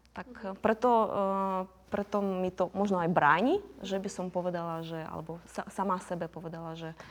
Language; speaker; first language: Slovak; non-native, fluent; Ukrainian